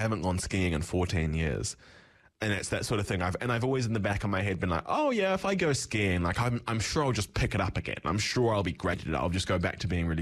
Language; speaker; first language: English; native; English